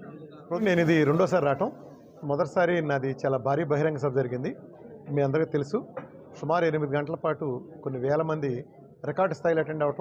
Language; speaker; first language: Telugu; native; Telugu